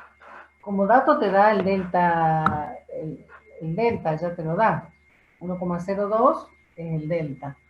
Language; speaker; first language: Spanish; native; Spanish